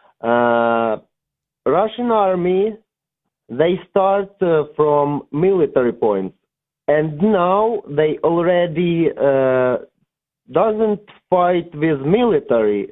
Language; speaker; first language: English; non-native, learner; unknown